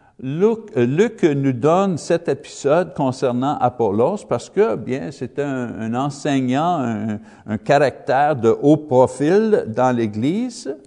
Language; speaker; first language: French; non-native, fluent; English